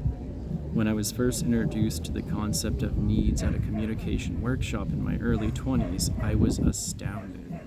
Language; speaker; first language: English; native; English